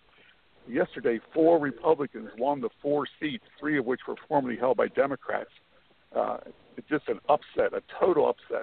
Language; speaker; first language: English; native; English